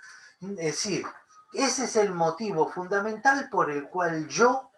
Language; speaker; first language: Spanish; native; Spanish